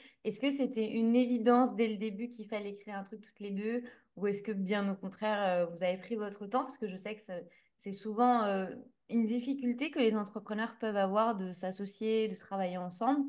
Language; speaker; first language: French; native; French